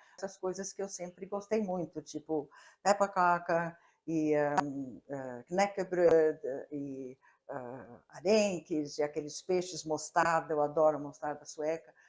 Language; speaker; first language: Portuguese; native; Portuguese